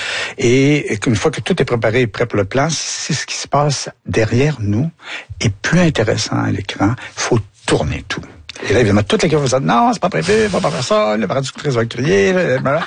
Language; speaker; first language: French; native; French